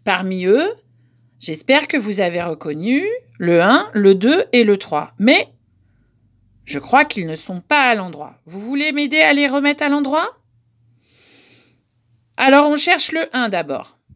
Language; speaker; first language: French; native; French